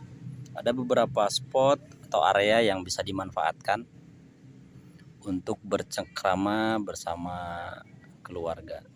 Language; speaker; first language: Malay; non-native, local second language; Sundanese